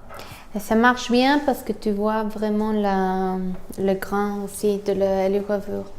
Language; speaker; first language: French; non-native, learner; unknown